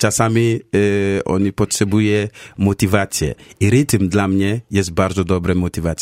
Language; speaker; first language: Polish; non-native, learner; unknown